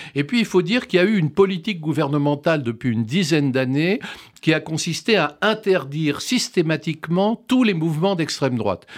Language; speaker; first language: French; native; French